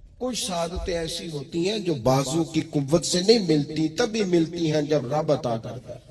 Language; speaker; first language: Urdu; non-native, local second language; Punjabi